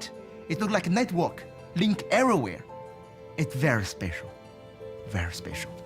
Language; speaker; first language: English; non-native, learner; Chinese